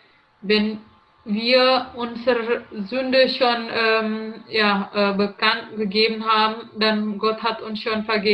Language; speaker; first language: German; non-native, learner; Indonesian